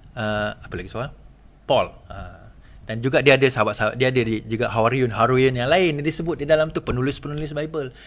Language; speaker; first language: Malay; native; Malay